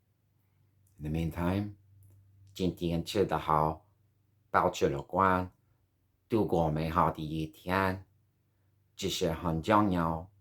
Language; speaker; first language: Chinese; non-native, learner; English